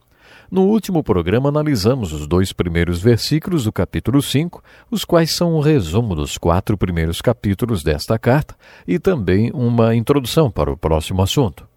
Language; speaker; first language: Portuguese; native; Portuguese